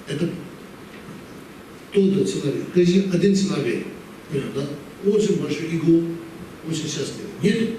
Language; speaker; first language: Russian; non-native, learner; Tibetan